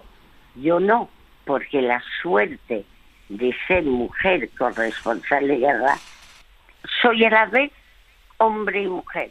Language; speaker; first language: Spanish; early bilingual, other home language; French